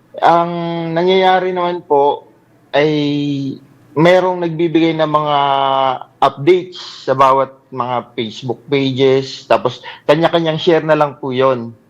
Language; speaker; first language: Filipino; native; Filipino